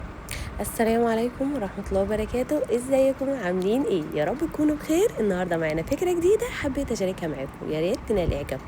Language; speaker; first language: Arabic; native; Arabic